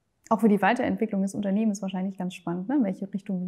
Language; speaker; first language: German; native; German